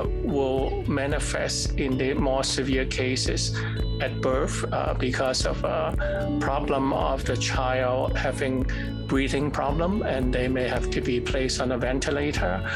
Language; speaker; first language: English; non-native, fluent; Cantonese